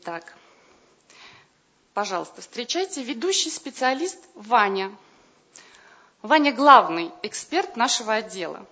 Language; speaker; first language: Russian; native; Russian